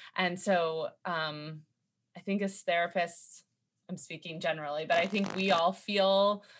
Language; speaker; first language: English; native; English